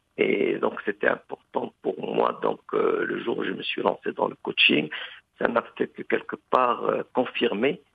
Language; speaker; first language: French; non-native, local second language; Arabic